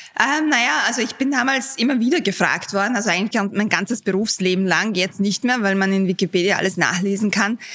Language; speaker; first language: German; early bilingual, other home language; Bosnian